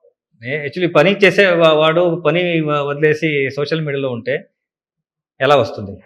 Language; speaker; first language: Telugu; non-native, learner; Kannada